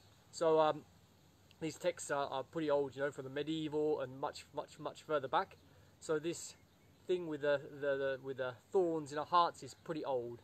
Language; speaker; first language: English; native; English